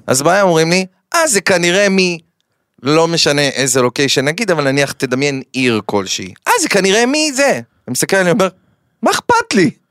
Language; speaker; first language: Hebrew; native; Hebrew